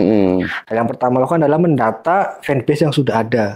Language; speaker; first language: Indonesian; native; Indonesian